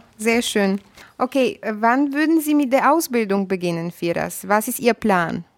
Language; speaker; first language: German; native; German